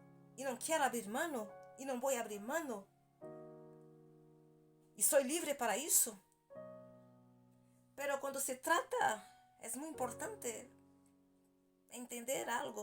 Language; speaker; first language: Spanish; non-native, learner; Portuguese